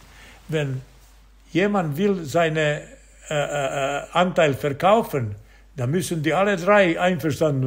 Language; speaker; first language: German; non-native, fluent; Serbian